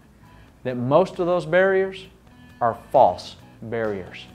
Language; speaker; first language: English; native; English